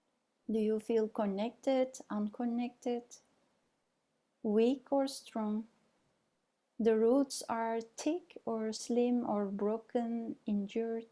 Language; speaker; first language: English; non-native, fluent; Turkish